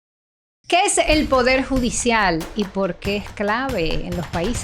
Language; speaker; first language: Spanish; native; Spanish